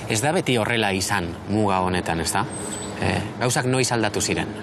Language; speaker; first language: Basque; native; Basque